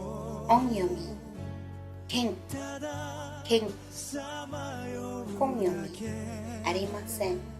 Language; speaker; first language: Japanese; non-native, fluent; Mongolian